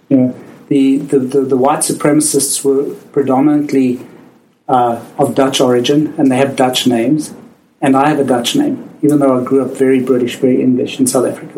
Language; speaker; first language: English; native; English